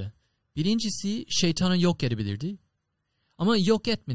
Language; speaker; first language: Turkish; non-native, fluent; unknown